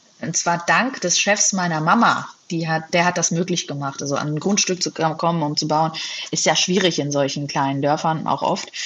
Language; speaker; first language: German; native; German